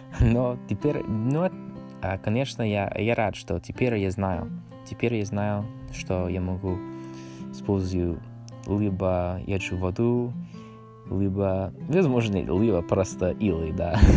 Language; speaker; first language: Russian; non-native, learner; English